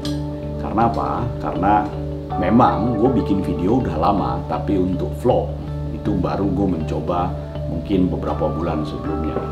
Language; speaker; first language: Indonesian; native; Indonesian